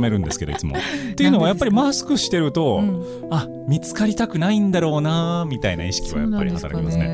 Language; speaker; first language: Japanese; native; Japanese